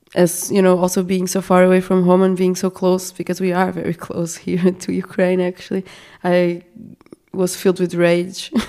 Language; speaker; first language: English; non-native, fluent; Portuguese